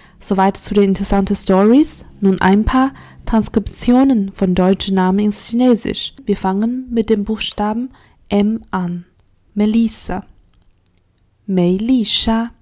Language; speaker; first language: German; non-native, fluent; Chinese